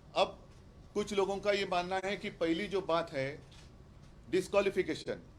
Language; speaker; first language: Hindi; non-native, local second language; Marathi